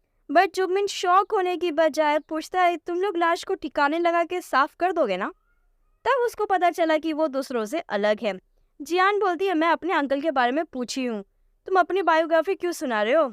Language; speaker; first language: Hindi; native; Hindi